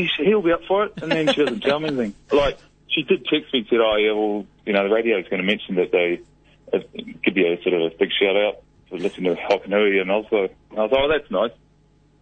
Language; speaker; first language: English; native; English